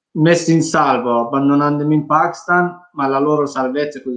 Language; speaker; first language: Italian; non-native, fluent; Persian